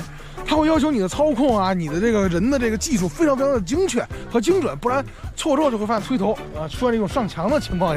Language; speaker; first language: Chinese; native; Chinese